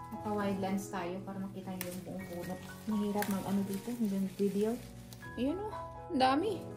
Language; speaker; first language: Filipino; non-native, local second language; Hiligaynon